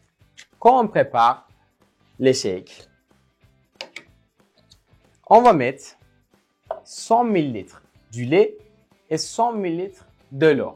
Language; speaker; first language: French; non-native, fluent; Turkish